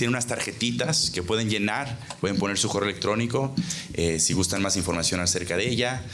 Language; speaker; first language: Spanish; native; Spanish